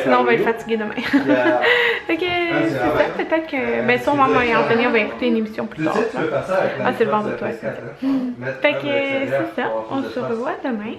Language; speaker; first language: French; native; French